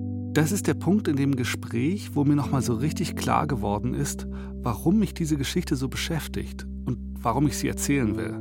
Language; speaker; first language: German; native; German